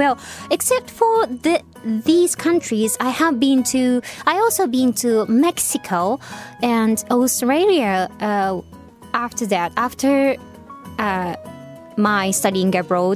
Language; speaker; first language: English; non-native, fluent; Japanese